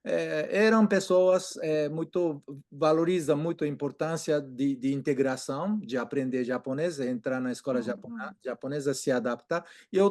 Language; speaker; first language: Portuguese; non-native, fluent; Japanese